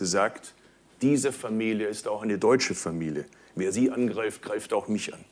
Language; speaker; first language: German; early bilingual, other home language; Turkish